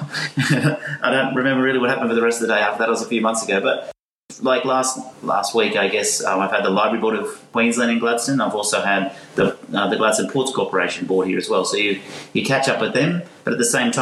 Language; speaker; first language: English; native; English